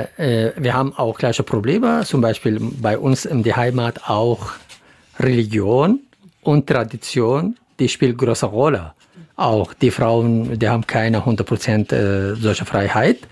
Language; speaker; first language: German; non-native, learner; Central Kurdish